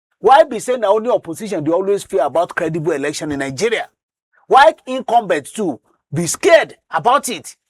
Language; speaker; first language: Nigerian Pidgin; native; Nigerian Pidgin